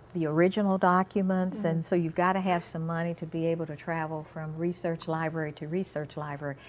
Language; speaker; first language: English; native; English